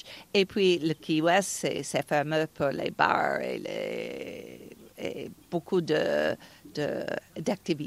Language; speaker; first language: French; non-native, fluent; English